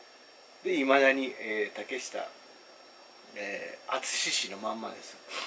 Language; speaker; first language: Japanese; native; Japanese